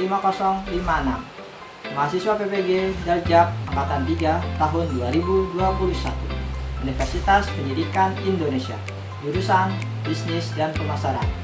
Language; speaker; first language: Indonesian; native; Indonesian